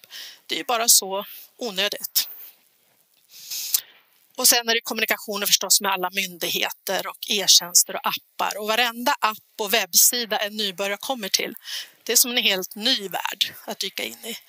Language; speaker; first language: Swedish; native; Swedish